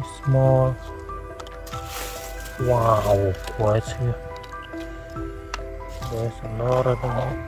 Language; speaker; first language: English; non-native, learner; Khmer